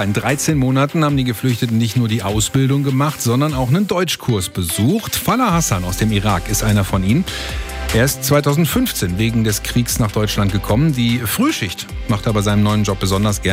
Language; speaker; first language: German; native; German